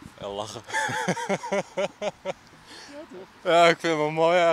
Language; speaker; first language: Dutch; native; Dutch